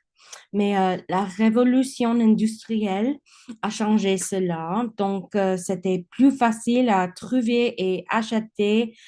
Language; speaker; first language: French; non-native, learner; English